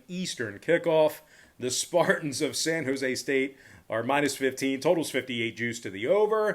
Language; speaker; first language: English; native; English